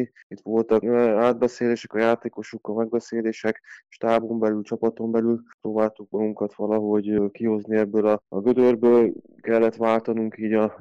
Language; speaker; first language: Hungarian; native; Hungarian